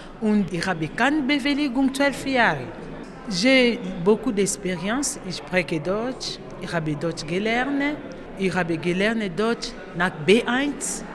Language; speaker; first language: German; non-native, learner; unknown